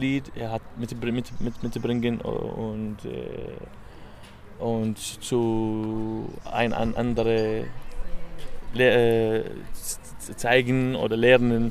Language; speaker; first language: German; non-native, learner; Arabic